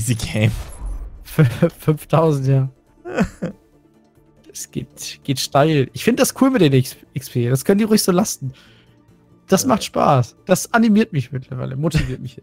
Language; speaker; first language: German; native; German